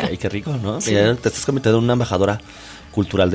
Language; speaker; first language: Spanish; native; Spanish